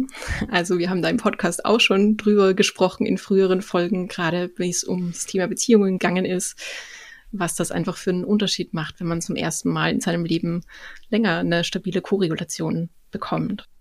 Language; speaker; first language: German; native; German